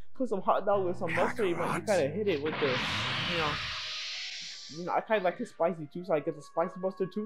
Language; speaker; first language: English; native; English